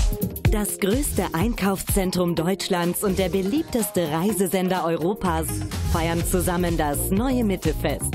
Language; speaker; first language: German; native; German